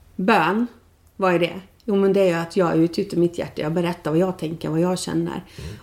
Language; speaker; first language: Swedish; native; Swedish